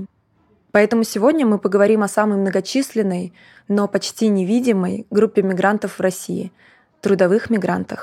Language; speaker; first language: Russian; native; Russian